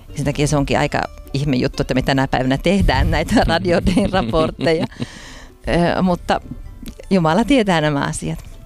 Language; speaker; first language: Finnish; early bilingual, heritage; Finnish